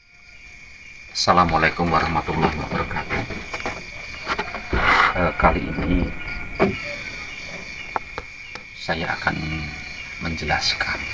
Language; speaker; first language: Indonesian; non-native, local second language; Javanese